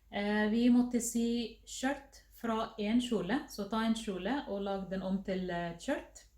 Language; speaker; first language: Norwegian; non-native, fluent; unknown